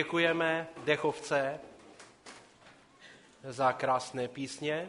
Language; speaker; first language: Czech; non-native, local second language; Polish